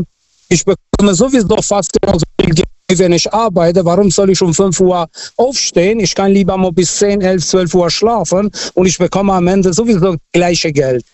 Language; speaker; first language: German; non-native, fluent; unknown